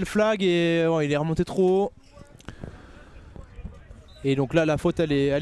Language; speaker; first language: French; native; French